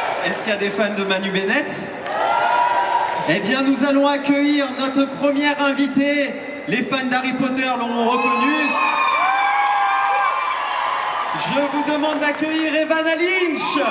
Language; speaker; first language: French; native; French